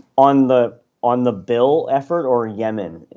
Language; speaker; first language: English; native; English